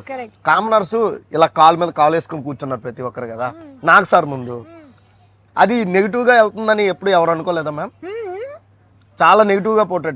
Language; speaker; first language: Telugu; native; Telugu